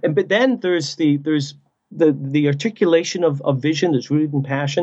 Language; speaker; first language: English; native; English